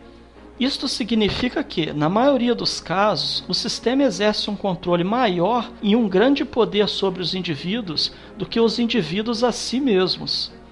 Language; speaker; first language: Portuguese; native; Portuguese